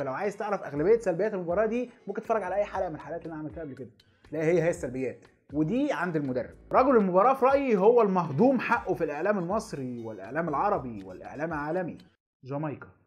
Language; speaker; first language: Arabic; native; Arabic